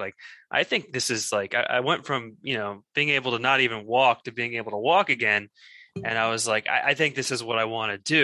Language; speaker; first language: English; native; English